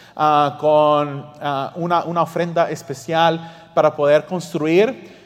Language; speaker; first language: Spanish; early bilingual, heritage; Spanish